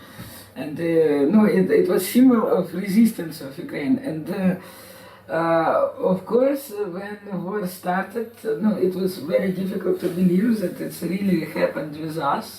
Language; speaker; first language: English; non-native, learner; Ukrainian